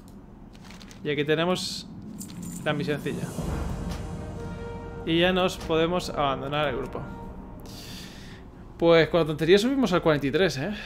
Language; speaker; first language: Spanish; native; Spanish